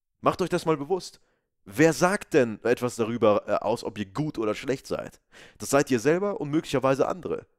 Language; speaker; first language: German; native; German